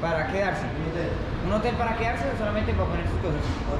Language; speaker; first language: Spanish; native; Spanish